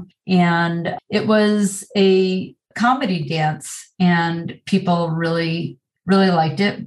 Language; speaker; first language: English; native; English